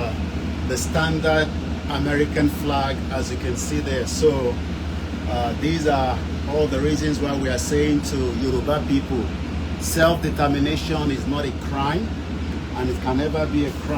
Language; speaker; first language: English; non-native, local second language; Yoruba